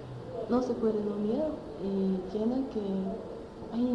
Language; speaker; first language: Spanish; non-native, learner; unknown